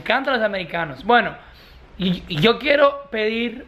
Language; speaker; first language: Spanish; non-native, learner; English